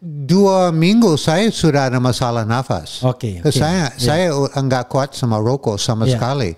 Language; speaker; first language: Indonesian; non-native, fluent; English